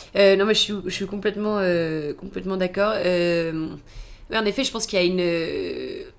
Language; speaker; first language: French; native; French